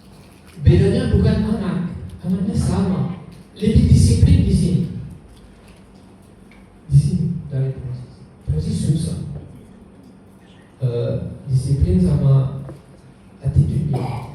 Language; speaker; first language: Indonesian; non-native, learner; French